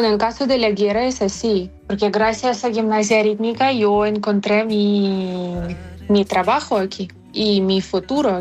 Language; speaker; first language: Spanish; non-native, fluent; Ukrainian